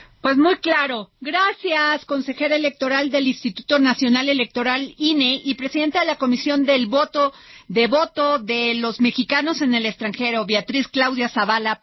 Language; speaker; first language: Spanish; native; Spanish